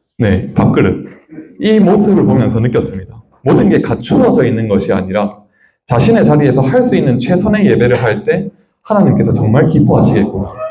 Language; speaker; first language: Korean; native; Korean